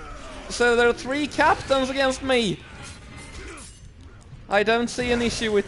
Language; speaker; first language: English; native; English